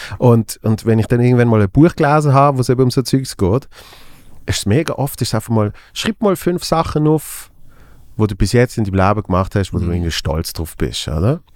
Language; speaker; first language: German; native; German